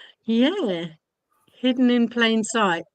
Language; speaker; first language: English; native; English